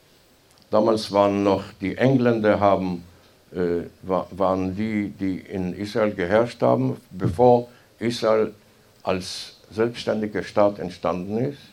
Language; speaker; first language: German; non-native, fluent; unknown